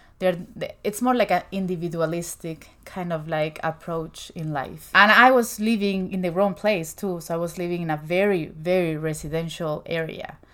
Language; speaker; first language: English; non-native, fluent; Spanish